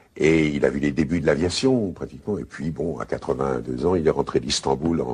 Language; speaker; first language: French; native; French